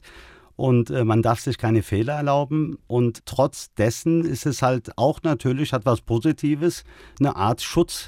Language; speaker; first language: German; early bilingual, other home language; Turkish